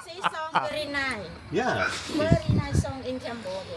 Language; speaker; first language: English; non-native, learner; Khmer